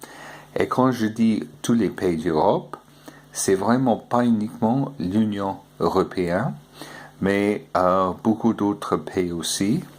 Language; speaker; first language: French; non-native, fluent; English